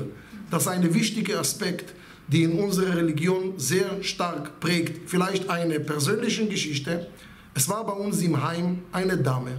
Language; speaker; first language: German; non-native, fluent; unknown